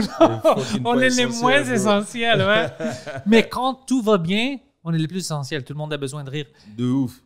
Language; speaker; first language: French; non-native, fluent; Greek